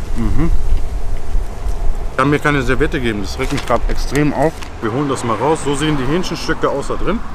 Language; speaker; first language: German; non-native, local second language; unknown